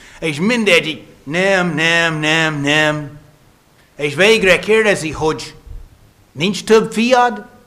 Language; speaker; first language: Hungarian; non-native, fluent; English